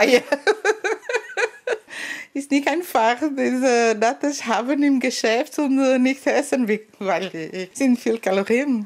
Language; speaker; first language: German; non-native, learner; Portuguese